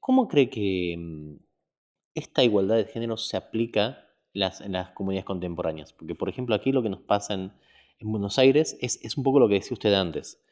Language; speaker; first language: Spanish; native; Spanish